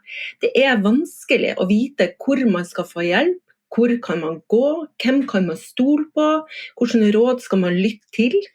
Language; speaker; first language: Norwegian; native; Norwegian